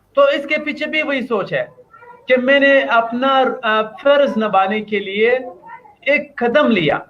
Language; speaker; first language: Urdu; non-native, local second language; Pashto